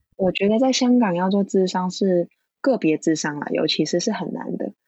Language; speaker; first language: Chinese; non-native, local second language; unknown